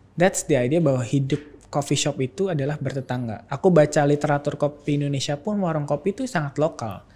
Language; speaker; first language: Indonesian; native; Indonesian